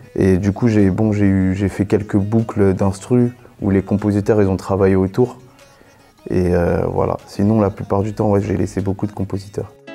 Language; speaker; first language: French; native; French